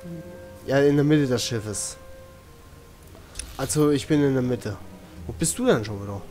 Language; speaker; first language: German; native; German